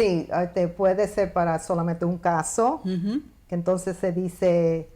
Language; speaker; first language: Spanish; early bilingual, heritage; Spanish